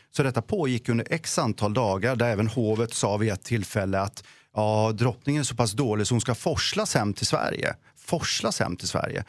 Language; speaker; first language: Swedish; native; Swedish